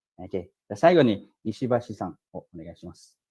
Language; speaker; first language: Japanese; non-native, fluent; Malay